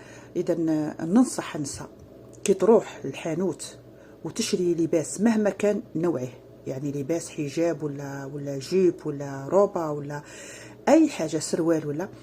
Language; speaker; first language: Arabic; native; Arabic